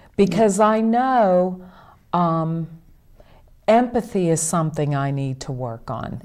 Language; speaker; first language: English; native; English